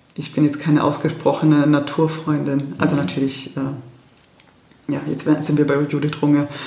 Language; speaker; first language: German; early bilingual, heritage; German